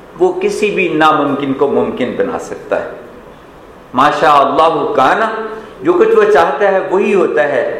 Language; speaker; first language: Urdu; non-native, local second language; Punjabi